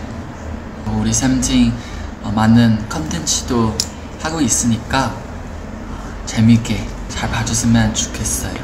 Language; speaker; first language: Korean; non-native, fluent; Chinese